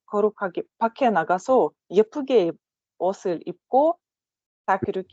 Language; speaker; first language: Korean; non-native, learner; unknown